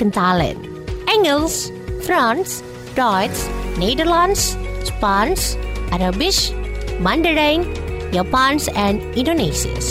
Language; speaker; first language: Dutch; non-native, fluent; Indonesian